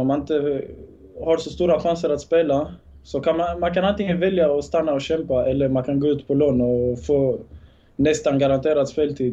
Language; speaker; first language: Swedish; early bilingual, other home language; Bosnian